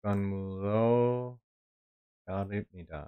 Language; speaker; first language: Korean; non-native, learner; English